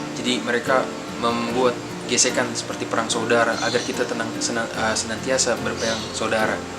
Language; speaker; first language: Indonesian; non-native, fluent; Arabic